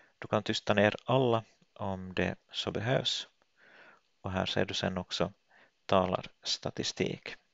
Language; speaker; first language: Swedish; native; Swedish